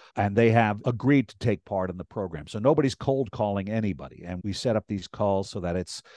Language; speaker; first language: English; native; English